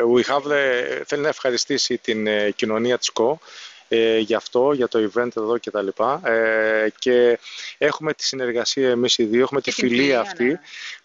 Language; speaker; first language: Greek; native; Greek